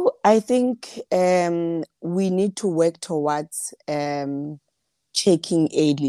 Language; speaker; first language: English; non-native, local second language; Southern Sotho